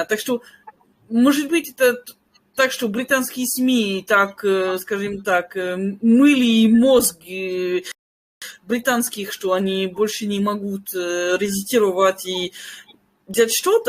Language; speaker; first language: Russian; non-native, fluent; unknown